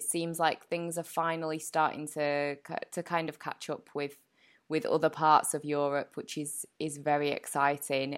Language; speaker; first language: English; native; English